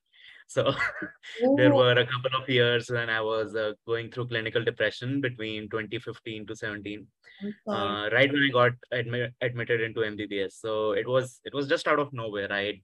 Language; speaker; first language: English; non-native, local second language; Hindi